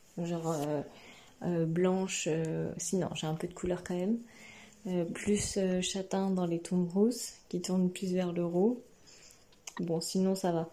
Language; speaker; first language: French; native; French